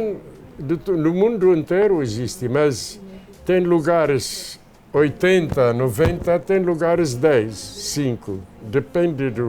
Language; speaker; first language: Portuguese; non-native, fluent; Arabic